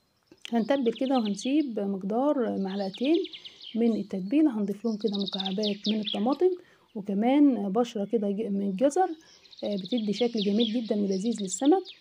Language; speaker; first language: Arabic; native; Arabic